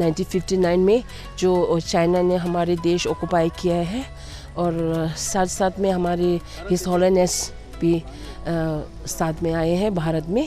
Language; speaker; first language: Hindi; non-native, local second language; Tibetan